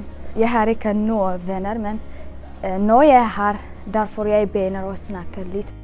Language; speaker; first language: Norwegian; non-native, learner; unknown